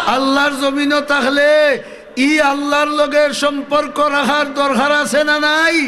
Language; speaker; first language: Bangla; non-native, local second language; Sylheti